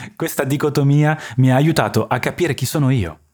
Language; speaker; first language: Italian; early bilingual, other home language; French